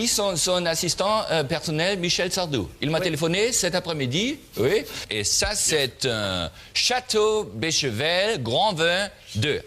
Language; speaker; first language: French; non-native, learner; German